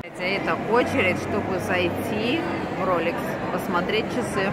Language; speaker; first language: Russian; native; Russian